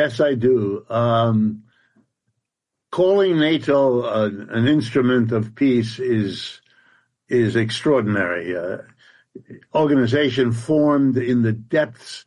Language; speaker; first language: English; early bilingual, other home language; German